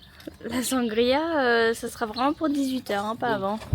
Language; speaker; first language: French; native; French